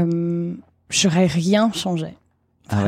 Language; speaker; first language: French; non-native, fluent; English